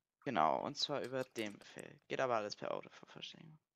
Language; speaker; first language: German; native; German